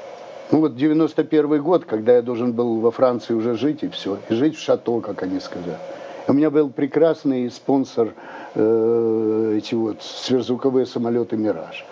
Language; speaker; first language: Russian; native; Russian